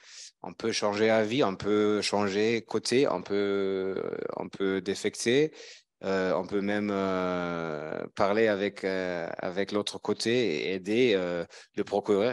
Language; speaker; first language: French; non-native, fluent; German